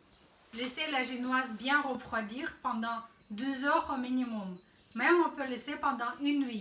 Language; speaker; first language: French; non-native, fluent; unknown